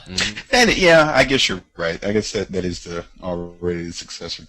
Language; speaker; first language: English; native; English